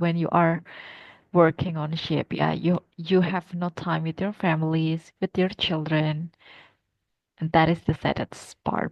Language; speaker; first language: English; non-native, fluent; Indonesian